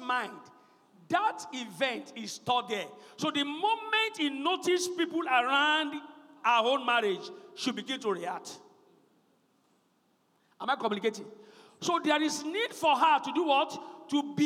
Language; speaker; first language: English; non-native, local second language; Yoruba